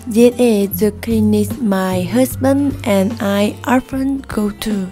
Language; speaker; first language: English; non-native, learner; Vietnamese